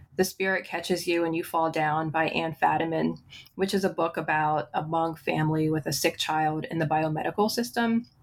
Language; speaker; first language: English; native; English